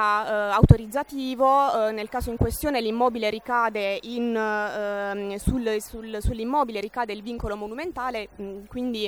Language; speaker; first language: Italian; native; Italian